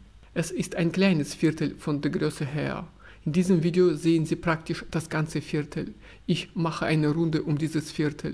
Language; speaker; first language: German; non-native, fluent; Russian